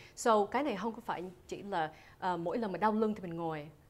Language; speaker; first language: Vietnamese; early bilingual, heritage; Vietnamese